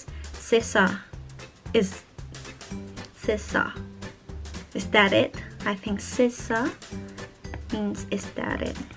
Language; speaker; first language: French; non-native, learner; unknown